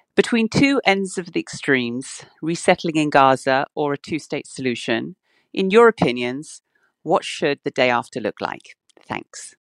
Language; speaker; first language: English; non-native, fluent; German